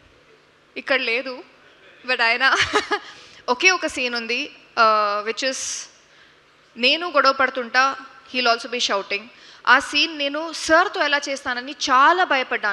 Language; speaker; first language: Telugu; non-native, learner; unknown